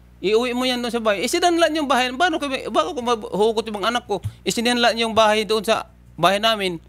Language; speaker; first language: Filipino; native; Filipino